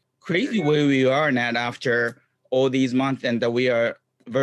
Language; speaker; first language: English; non-native, fluent; Japanese